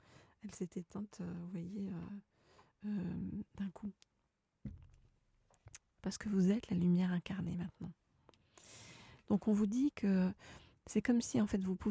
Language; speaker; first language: French; native; French